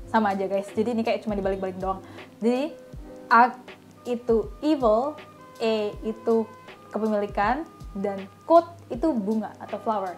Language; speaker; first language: Indonesian; native; Indonesian